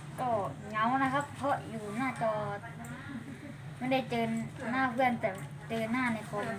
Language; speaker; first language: Thai; native; Thai